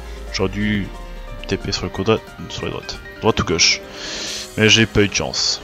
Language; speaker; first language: French; native; French